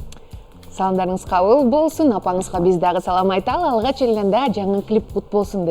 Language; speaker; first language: Kyrgyz; native; Kyrgyz